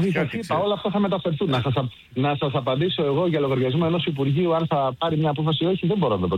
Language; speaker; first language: Greek; native; Greek